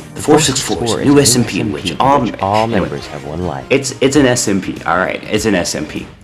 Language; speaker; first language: English; native; English